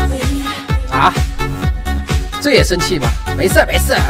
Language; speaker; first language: Chinese; native; Chinese